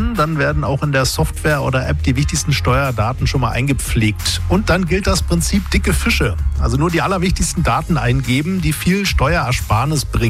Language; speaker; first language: German; native; German